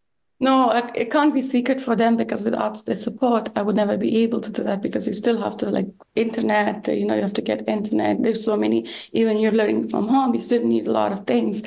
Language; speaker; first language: English; non-native, fluent; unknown